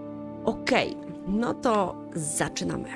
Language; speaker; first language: Polish; native; Polish